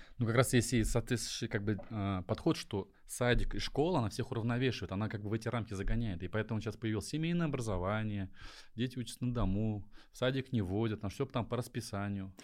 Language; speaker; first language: Russian; native; Russian